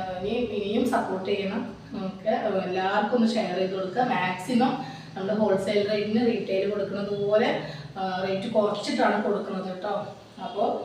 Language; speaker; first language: Malayalam; native; Malayalam